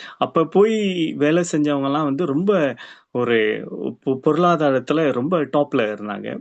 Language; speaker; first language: Tamil; early bilingual, heritage; Tamil